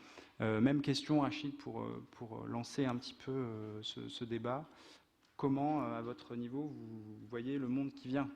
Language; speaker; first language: French; native; French